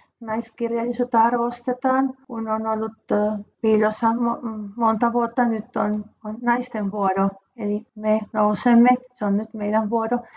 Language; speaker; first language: Finnish; non-native, fluent; Spanish